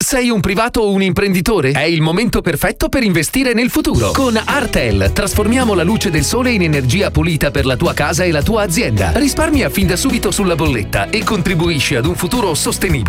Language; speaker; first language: Italian; native; Italian